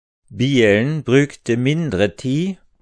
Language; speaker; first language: Norwegian; non-native, fluent; German